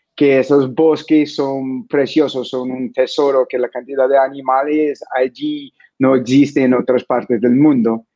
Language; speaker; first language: Spanish; non-native, fluent; English